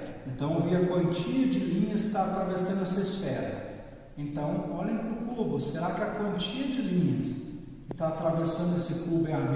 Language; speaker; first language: Portuguese; native; Portuguese